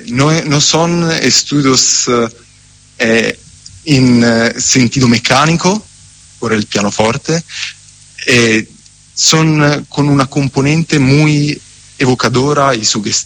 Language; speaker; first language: Spanish; non-native, fluent; Italian